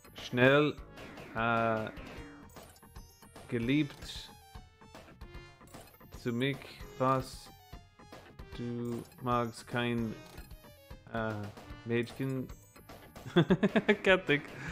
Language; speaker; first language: German; non-native, learner; English